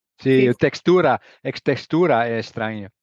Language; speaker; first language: Portuguese; non-native, learner; Dutch